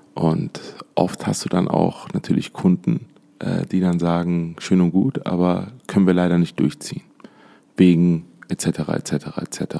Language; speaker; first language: German; native; German